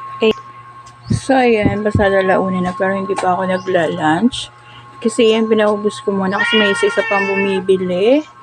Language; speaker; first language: Filipino; non-native, local second language; Bikol